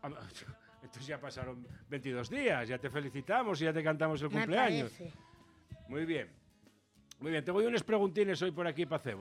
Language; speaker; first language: Spanish; native; Spanish